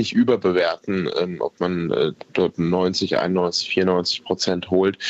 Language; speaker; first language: German; native; German